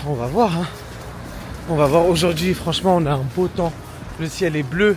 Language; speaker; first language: French; native; French